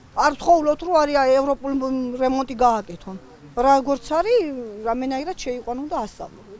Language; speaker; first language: Georgian; native; Georgian